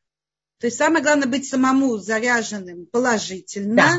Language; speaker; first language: Russian; native; Russian